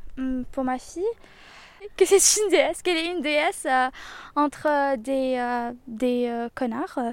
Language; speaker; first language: French; non-native, local second language; Arabic